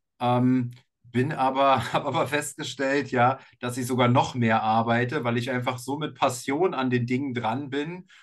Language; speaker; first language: German; native; German